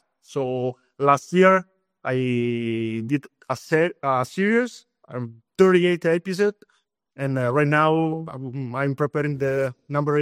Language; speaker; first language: English; non-native, fluent; Italian